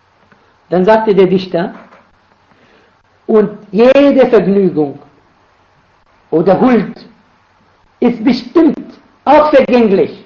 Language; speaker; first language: German; non-native, fluent; Arabic